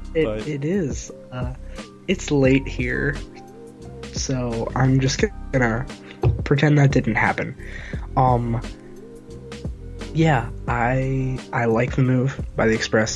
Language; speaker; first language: English; native; English